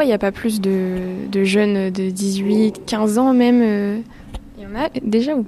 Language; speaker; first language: French; native; French